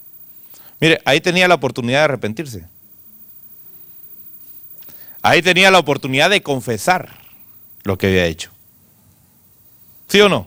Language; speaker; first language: Spanish; native; Spanish